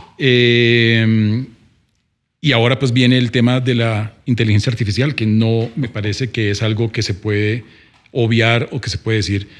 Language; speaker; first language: Spanish; native; Spanish